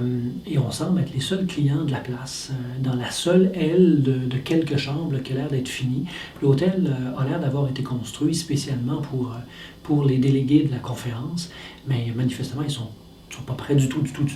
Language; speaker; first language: French; native; French